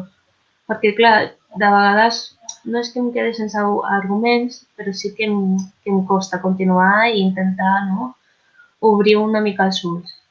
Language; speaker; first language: Catalan; non-native, local second language; Spanish